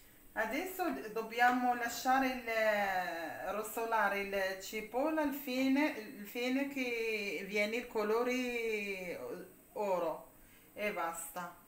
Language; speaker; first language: Italian; non-native, learner; Arabic